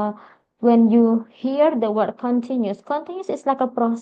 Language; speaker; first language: English; non-native, fluent; Indonesian